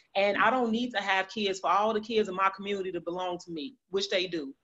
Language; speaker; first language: English; native; English